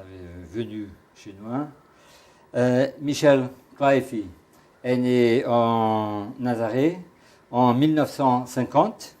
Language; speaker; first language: French; non-native, fluent; Portuguese